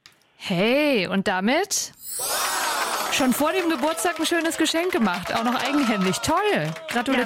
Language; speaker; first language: German; native; German